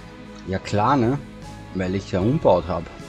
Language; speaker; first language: German; native; German